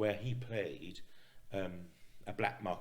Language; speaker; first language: English; native; English